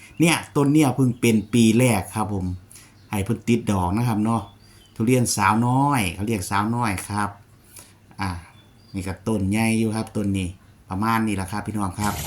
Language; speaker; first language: Thai; non-native, local second language; Lao